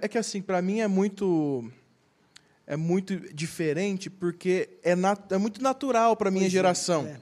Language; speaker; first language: Portuguese; native; Portuguese